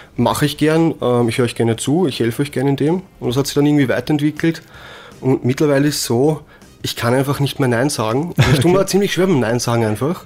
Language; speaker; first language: German; native; German